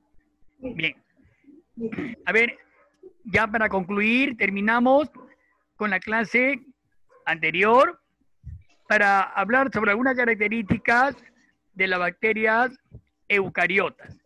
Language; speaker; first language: Spanish; native; Spanish